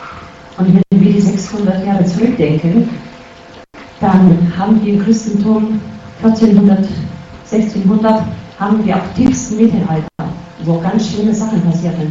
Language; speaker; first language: German; non-native, fluent; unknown